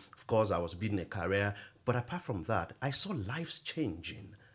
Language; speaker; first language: English; non-native, local second language; Yoruba